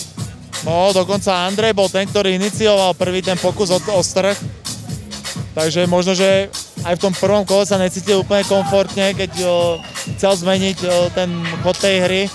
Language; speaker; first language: Slovak; native; Slovak